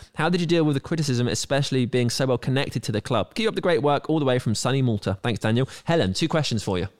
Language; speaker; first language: English; native; English